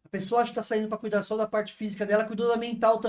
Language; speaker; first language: Portuguese; native; Portuguese